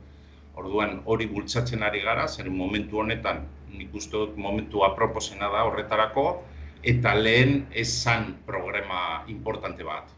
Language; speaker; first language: Basque; non-native, local second language; Spanish